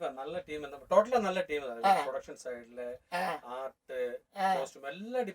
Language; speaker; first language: Tamil; non-native, learner; Malayalam